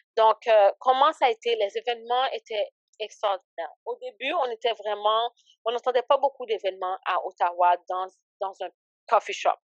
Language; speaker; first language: French; early bilingual, other home language; Haitian Creole